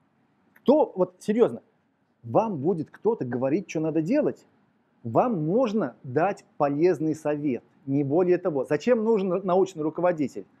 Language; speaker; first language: Russian; native; Russian